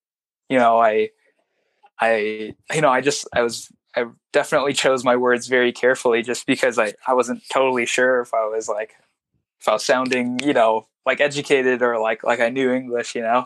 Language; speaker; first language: English; non-native, local second language; Swahili